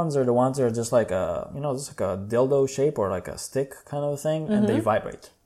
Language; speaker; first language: English; non-native, fluent; Hebrew